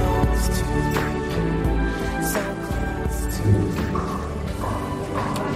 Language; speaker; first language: English; native; English